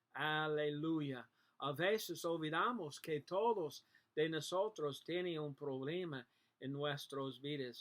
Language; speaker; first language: Spanish; non-native, learner; English